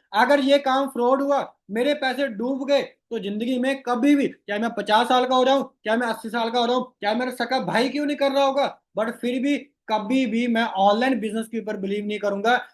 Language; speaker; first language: Hindi; non-native, local second language; Rajasthani